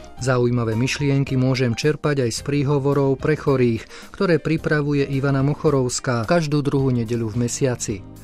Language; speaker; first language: Slovak; native; Slovak